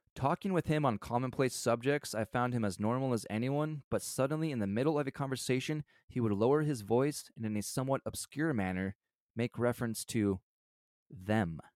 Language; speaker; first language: English; native; English